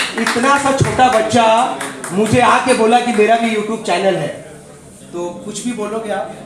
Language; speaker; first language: Hindi; native; Hindi